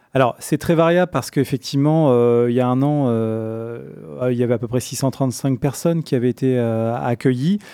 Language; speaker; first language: French; native; French